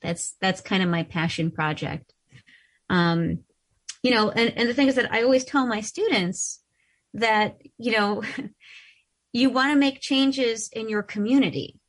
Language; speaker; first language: English; early bilingual, other home language; Ukrainian